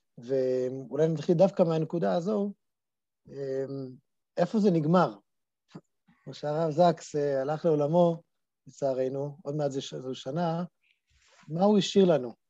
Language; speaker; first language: Hebrew; native; Hebrew